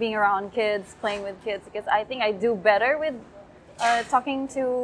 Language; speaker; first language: English; non-native, local second language; Cebuano